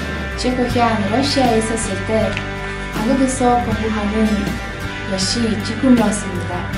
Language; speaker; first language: Korean; non-native, fluent; Russian